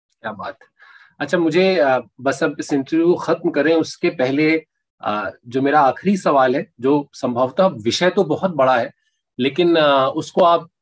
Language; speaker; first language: Hindi; native; Hindi